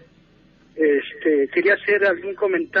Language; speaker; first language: Spanish; native; Spanish